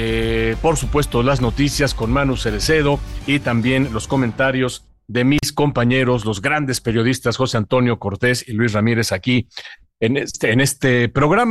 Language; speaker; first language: Spanish; native; Spanish